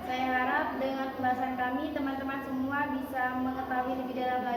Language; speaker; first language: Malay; non-native, local second language; Madurese